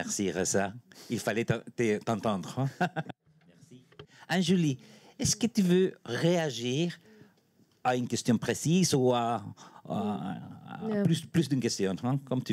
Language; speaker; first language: French; non-native, learner; Spanish